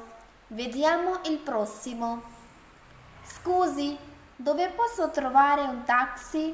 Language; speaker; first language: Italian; non-native, fluent; Urdu